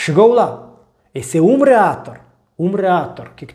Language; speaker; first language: Portuguese; non-native, learner; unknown